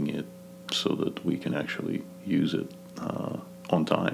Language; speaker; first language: English; non-native, fluent; Kazakh